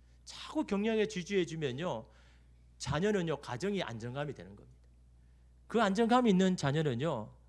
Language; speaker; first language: Korean; native; Korean